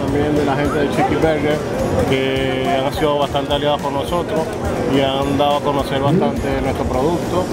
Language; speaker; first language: Spanish; native; Spanish